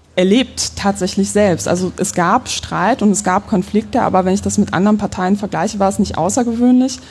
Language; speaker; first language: German; early bilingual, other home language; Polish